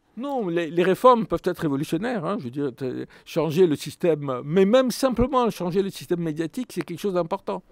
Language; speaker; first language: French; native; French